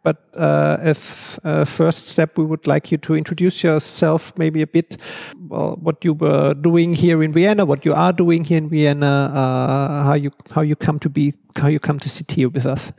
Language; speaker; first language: English; non-native, fluent; German